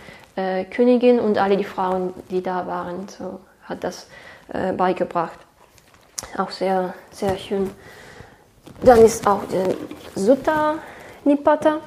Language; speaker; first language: German; non-native, fluent; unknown